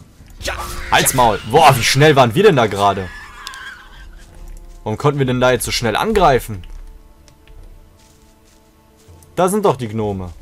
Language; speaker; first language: German; native; German